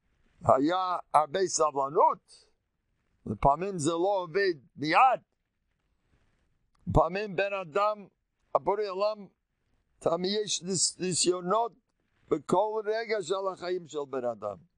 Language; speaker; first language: Hebrew; non-native, fluent; English